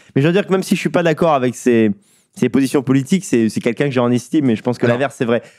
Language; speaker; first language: French; native; French